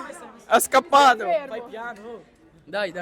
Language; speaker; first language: Italian; non-native, learner; Urdu